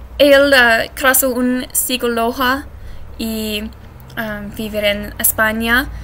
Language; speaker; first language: Spanish; non-native, learner; English